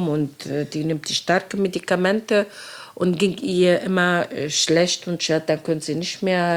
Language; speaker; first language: German; non-native, fluent; Arabic